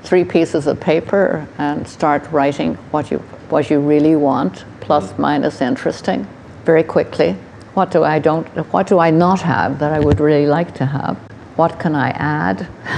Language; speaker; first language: English; native; English